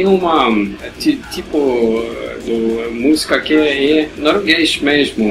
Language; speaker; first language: Portuguese; non-native, learner; Norwegian